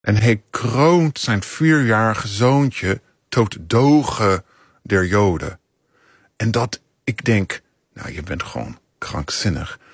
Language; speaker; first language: Dutch; non-native, fluent; English